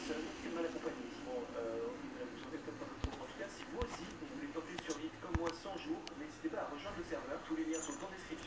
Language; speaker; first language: French; native; French